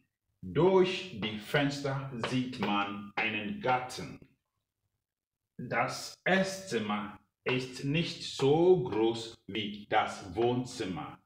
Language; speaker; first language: German; non-native, learner; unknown